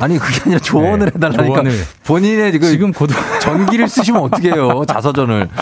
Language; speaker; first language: Korean; native; Korean